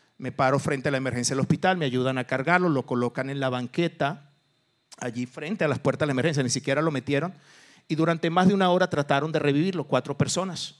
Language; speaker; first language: Spanish; early bilingual, other home language; Portuguese